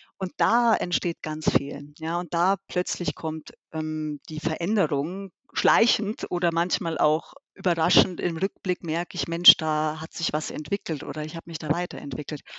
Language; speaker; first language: German; early bilingual, other home language; Albanian